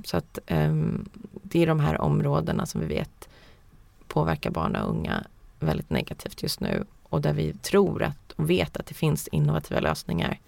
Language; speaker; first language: Swedish; early bilingual, heritage; Swedish